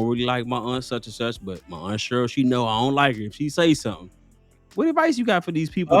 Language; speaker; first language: English; native; English